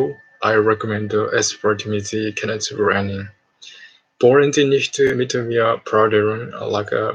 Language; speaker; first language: German; non-native, learner; Japanese